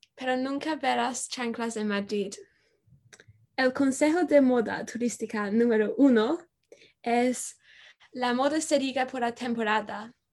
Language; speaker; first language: Spanish; non-native, learner; English